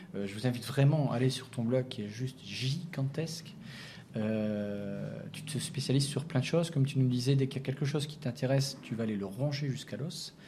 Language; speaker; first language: French; native; French